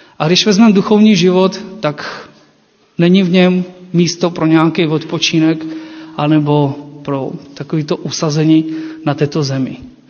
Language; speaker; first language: Czech; non-native, fluent; Ukrainian